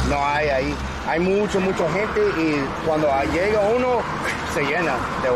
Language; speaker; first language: Spanish; non-native, learner; English